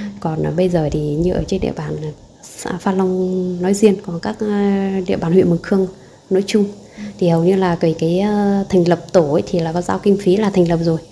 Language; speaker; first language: Vietnamese; non-native, local second language; Hmong